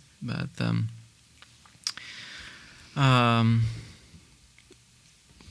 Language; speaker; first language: English; non-native, fluent; Spanish